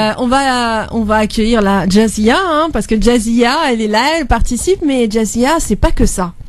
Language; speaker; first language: French; native; French